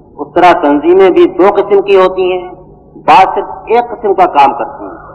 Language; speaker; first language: Urdu; native; Urdu